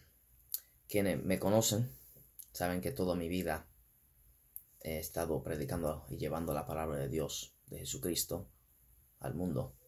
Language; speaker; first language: Spanish; non-native, fluent; English